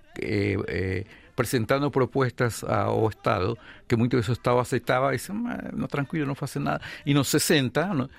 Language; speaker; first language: Spanish; native; Spanish